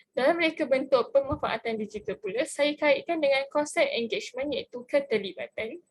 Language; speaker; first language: Malay; native; Malay